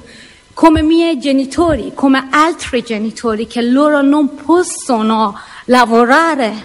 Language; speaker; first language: Italian; non-native, learner; Persian